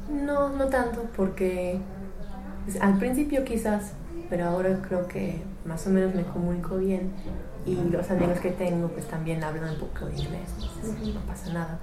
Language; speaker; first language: Spanish; non-native, fluent; English